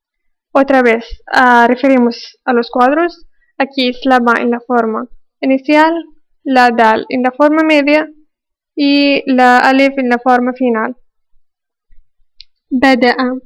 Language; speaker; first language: Spanish; non-native, fluent; Arabic